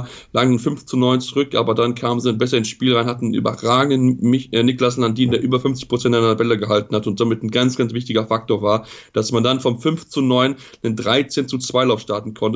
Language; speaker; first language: German; native; German